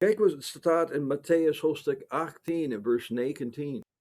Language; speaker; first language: Dutch; non-native, fluent; English